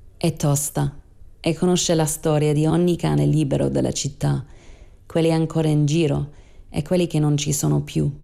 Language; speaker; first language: Italian; non-native, fluent; English